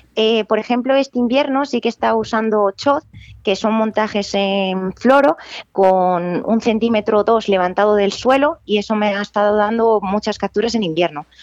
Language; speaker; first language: Spanish; native; Spanish